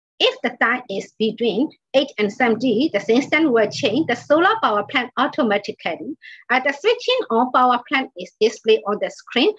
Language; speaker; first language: English; non-native, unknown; Burmese